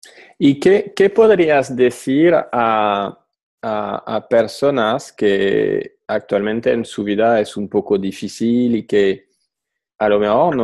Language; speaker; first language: Spanish; non-native, fluent; French